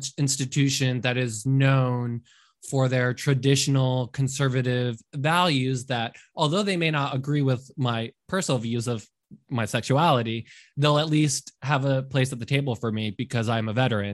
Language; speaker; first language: English; native; English